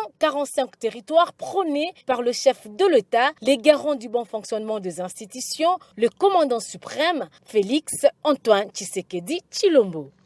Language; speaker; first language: French; native; French